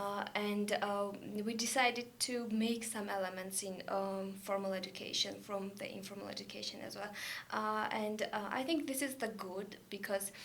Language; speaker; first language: English; non-native, learner; Georgian